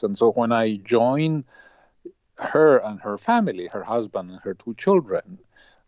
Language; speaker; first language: English; non-native, fluent; Spanish